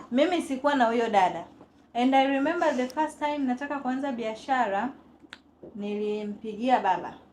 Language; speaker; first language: Swahili; native; Swahili